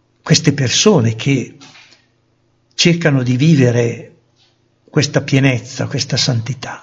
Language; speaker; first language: Italian; native; Italian